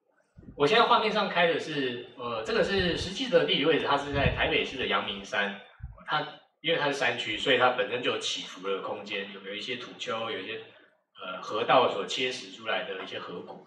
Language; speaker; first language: Chinese; native; Chinese